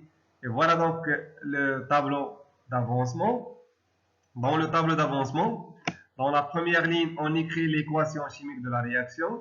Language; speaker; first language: French; non-native, local second language; Arabic